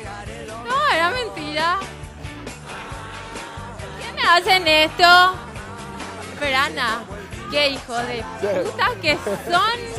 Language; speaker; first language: Spanish; native; Spanish